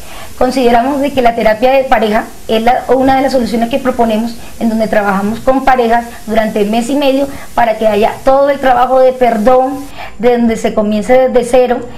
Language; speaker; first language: Spanish; native; Spanish